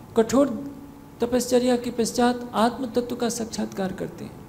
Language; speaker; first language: Hindi; native; Hindi